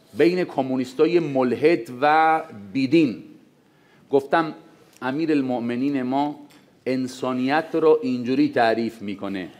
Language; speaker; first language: Persian; non-native, fluent; Spanish